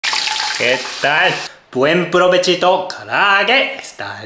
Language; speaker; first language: Spanish; non-native, fluent; Japanese